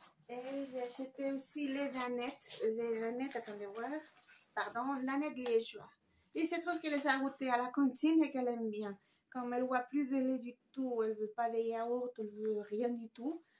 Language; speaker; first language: French; non-native, fluent; Spanish